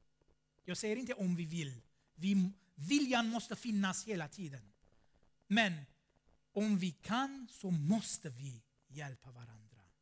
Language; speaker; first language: Swedish; non-native, fluent; Armenian